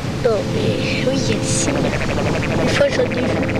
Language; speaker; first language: French; native; French